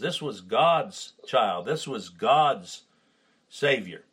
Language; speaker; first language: English; native; English